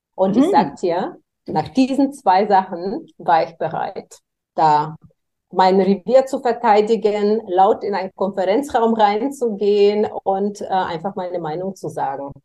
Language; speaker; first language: German; non-native, fluent; Bulgarian